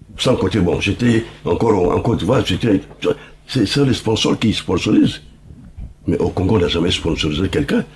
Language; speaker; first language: French; non-native, local second language; Lingala